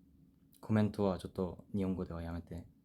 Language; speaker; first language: Japanese; non-native, fluent; Korean